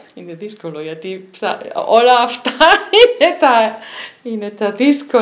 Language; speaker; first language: Greek; non-native, learner; German